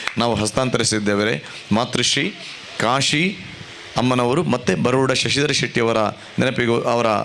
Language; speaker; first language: Kannada; non-native, local second language; Tulu